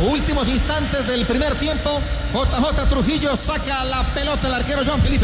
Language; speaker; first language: Spanish; native; Spanish